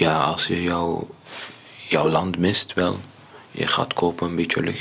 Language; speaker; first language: Dutch; non-native, learner; Arabic